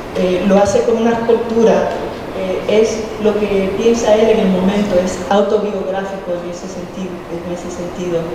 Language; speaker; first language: Spanish; early bilingual, heritage; Spanish